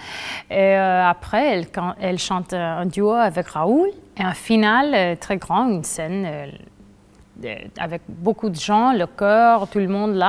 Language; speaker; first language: French; non-native, fluent; Spanish